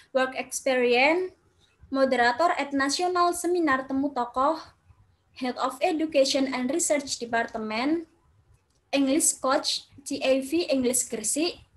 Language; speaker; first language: English; non-native, learner; Indonesian